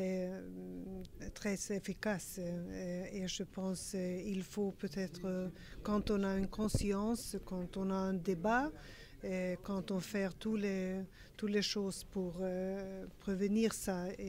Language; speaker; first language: French; non-native, learner; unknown